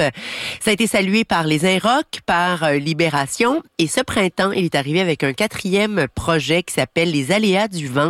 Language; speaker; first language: French; native; French